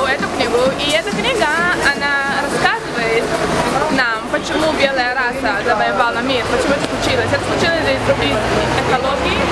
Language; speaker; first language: Russian; early bilingual, heritage; Russian